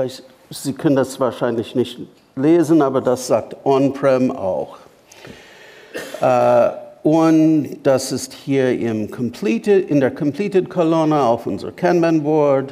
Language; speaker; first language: German; non-native, fluent; English